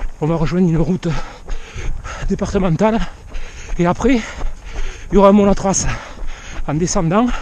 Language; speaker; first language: French; native; French